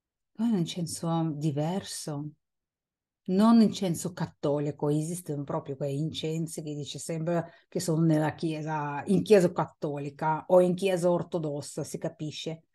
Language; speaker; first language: Italian; non-native, fluent; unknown